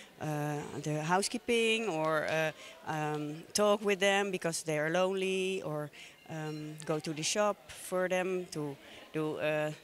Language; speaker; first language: English; non-native, learner; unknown